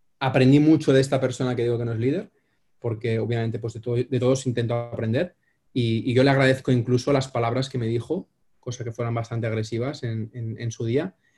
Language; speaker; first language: Spanish; non-native, local second language; Catalan